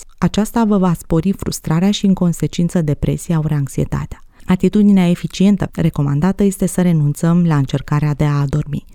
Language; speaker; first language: Romanian; native; Romanian